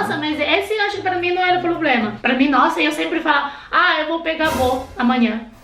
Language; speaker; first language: Portuguese; non-native, fluent; Chinese